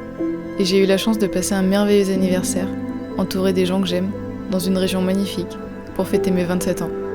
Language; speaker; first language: French; native; French